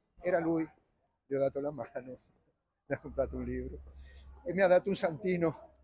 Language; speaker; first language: Italian; non-native, fluent; Spanish